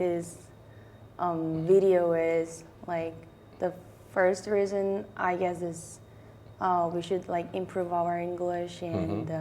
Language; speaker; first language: English; non-native, fluent; Korean